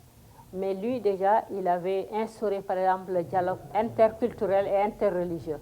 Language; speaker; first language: French; non-native, local second language; Fula